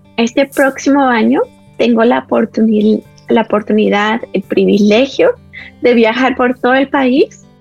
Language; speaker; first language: Spanish; native; Spanish